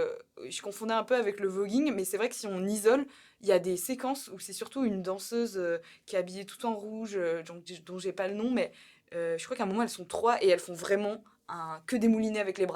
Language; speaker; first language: French; native; French